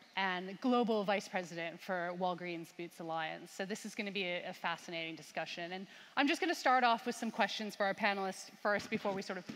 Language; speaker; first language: English; native; English